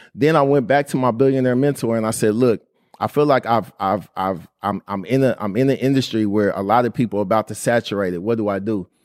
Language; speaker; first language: English; native; English